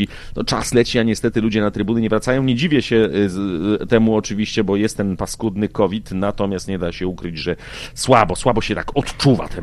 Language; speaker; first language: Polish; native; Polish